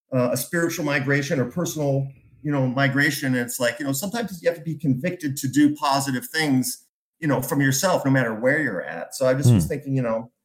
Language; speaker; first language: English; native; English